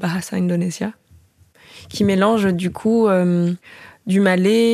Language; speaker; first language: French; early bilingual, other home language; Indonesian